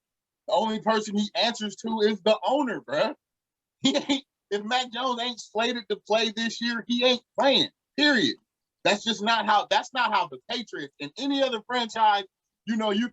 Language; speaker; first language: English; native; English